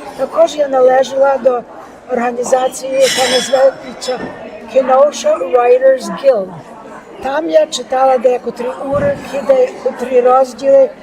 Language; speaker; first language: Ukrainian; early bilingual, heritage; Ukrainian